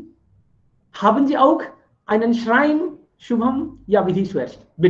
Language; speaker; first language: German; non-native, fluent; Hindi